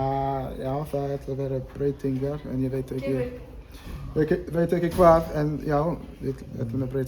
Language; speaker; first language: Icelandic; non-native, learner; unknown